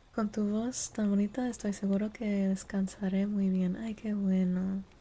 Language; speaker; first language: Spanish; non-native, learner; English